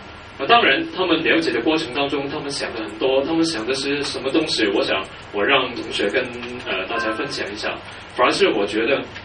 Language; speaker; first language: Chinese; non-native, local second language; Cantonese